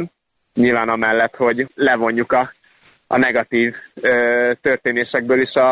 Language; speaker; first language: Hungarian; native; Hungarian